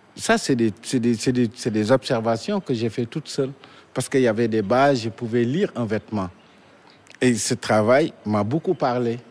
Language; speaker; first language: French; non-native, local second language; Wolof